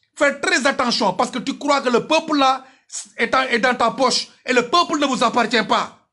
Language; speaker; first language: French; non-native, local second language; Wolof